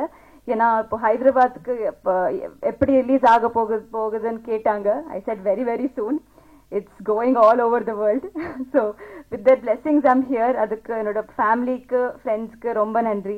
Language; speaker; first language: Tamil; non-native, local second language; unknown